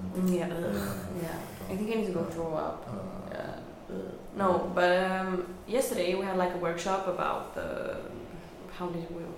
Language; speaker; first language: English; non-native, fluent; Swedish